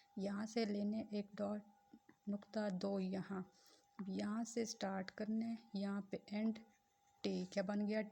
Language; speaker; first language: Urdu; non-native, local second language; Punjabi